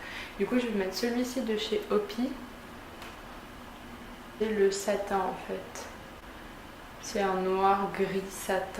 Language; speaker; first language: French; native; French